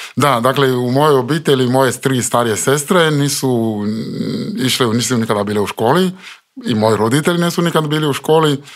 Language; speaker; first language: Croatian; non-native, fluent; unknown